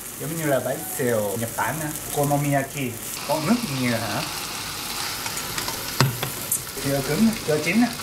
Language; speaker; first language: Vietnamese; non-native, learner; Japanese